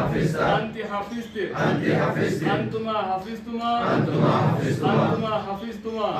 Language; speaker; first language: Arabic; non-native, learner; Urdu